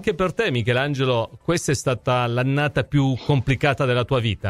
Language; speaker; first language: Italian; native; Italian